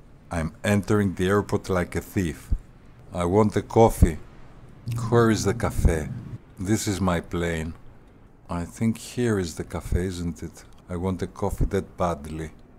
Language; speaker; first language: English; non-native, fluent; Greek